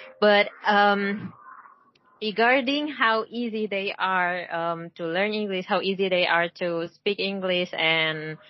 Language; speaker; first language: English; non-native, learner; Indonesian